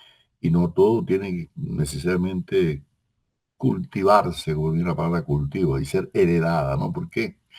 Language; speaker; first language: Spanish; native; Spanish